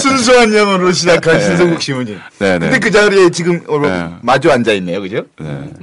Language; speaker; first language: Korean; native; Korean